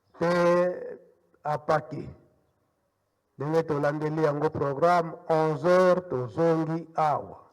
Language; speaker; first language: Lingala; non-native, local second language; Kongo